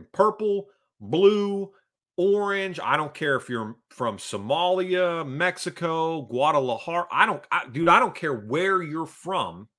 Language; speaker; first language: English; early bilingual, other home language; Hungarian